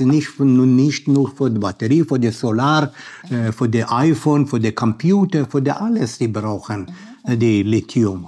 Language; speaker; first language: German; non-native, learner; Persian